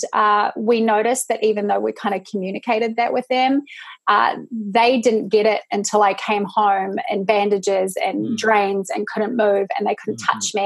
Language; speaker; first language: English; native; English